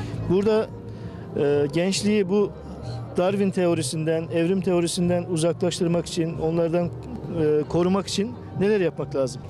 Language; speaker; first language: Turkish; native; Turkish